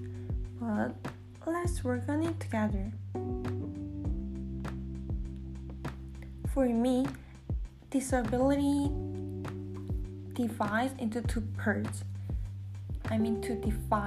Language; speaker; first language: English; non-native, learner; Korean